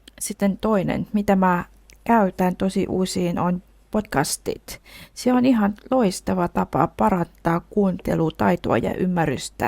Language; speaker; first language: Finnish; non-native, fluent; Vietnamese